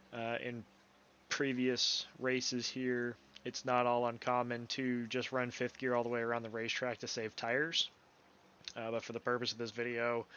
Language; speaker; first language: English; native; English